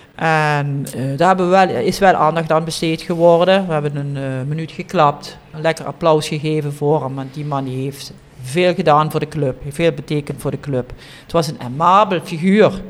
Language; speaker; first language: Dutch; native; Dutch